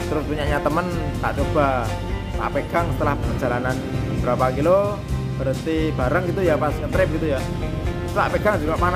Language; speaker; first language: Indonesian; non-native, local second language; Javanese